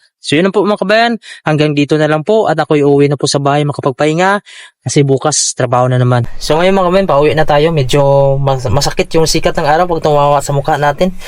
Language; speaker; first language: Filipino; native; Filipino